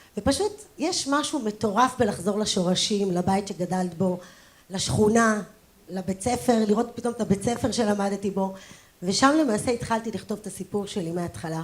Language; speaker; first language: Hebrew; native; Hebrew